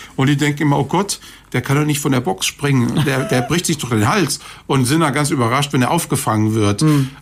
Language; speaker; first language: German; native; German